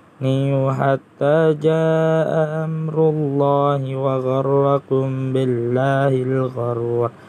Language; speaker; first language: Arabic; non-native, learner; Indonesian